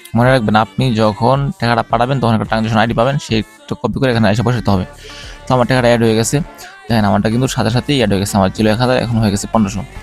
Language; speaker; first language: Bangla; non-native, local second language; Chakma